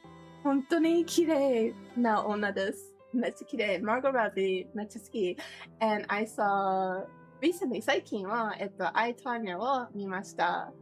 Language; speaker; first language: Japanese; non-native, learner; English